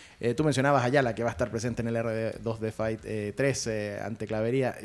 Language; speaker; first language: Spanish; native; Spanish